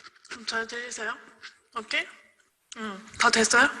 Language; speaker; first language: Korean; non-native, fluent; Russian